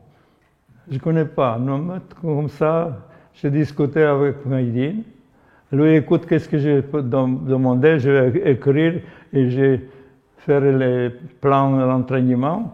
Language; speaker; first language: French; non-native, learner; Polish